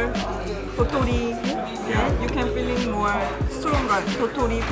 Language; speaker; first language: English; non-native, learner; Korean